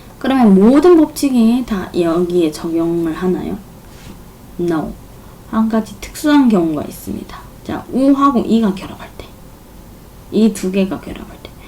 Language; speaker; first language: Korean; non-native, fluent; Chinese